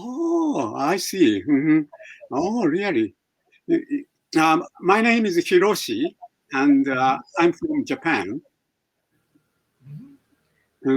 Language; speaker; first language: English; non-native, fluent; Japanese